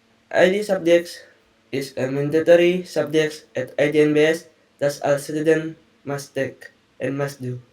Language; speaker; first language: English; non-native, learner; Indonesian